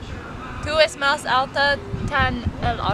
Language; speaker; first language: Spanish; non-native, learner; English